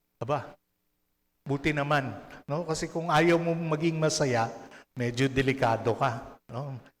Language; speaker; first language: Filipino; native; Filipino